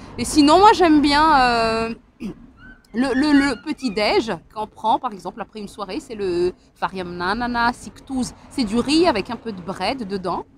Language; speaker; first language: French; non-native, local second language; Malagasy